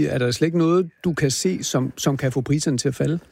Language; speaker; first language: Danish; native; Danish